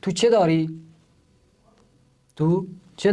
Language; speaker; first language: Persian; non-native, fluent; Urdu